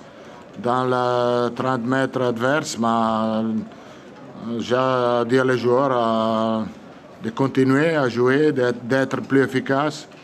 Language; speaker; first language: French; non-native, fluent; Italian